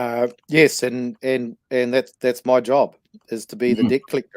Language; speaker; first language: English; native; English